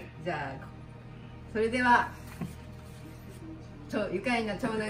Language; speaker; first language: Japanese; native; Japanese